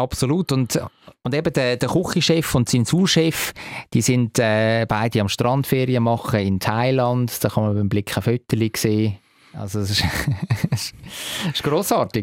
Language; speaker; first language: German; native; German